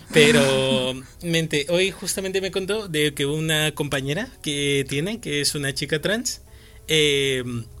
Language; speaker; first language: Spanish; native; Spanish